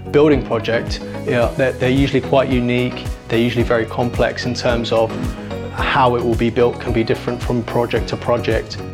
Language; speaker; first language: English; native; English